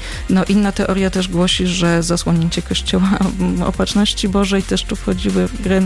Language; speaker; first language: Polish; native; Polish